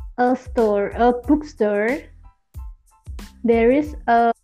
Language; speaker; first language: English; non-native, learner; Indonesian